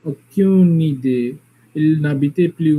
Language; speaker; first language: French; non-native, learner; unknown